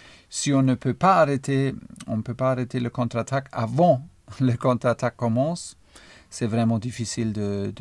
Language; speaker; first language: French; non-native, fluent; German